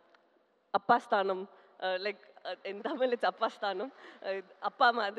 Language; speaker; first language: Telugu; non-native, local second language; Tamil